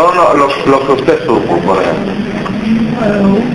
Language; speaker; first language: Spanish; native; Spanish